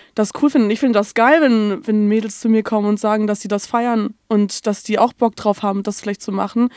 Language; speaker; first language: German; native; German